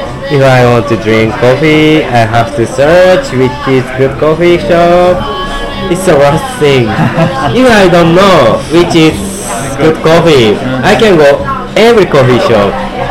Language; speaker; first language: English; non-native, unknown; Japanese